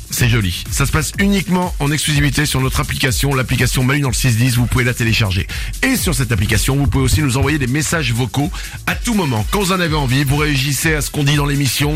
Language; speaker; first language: French; native; French